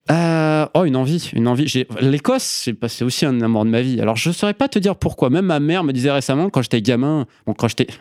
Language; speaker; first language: French; native; French